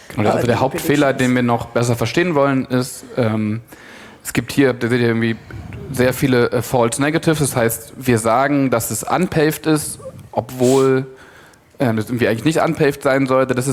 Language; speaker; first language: German; native; German